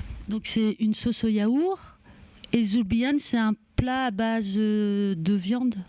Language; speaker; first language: French; native; French